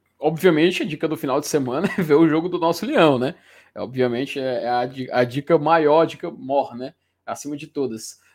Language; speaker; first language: Portuguese; native; Portuguese